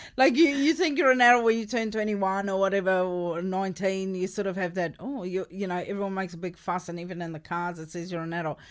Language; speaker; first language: English; non-native, local second language; Afrikaans